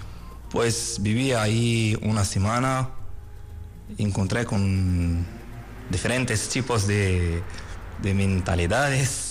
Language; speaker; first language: Spanish; non-native, learner; Arabic